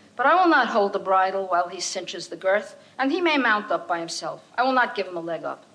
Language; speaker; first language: English; native; English